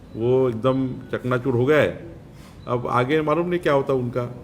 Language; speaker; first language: Hindi; non-native, local second language; Marathi